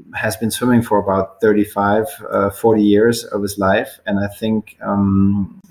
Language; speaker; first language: English; non-native, fluent; German